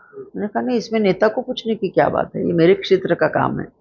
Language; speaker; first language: Hindi; non-native, local second language; Marathi